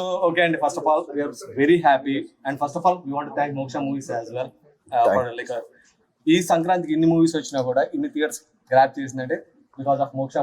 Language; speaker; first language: Telugu; native; Telugu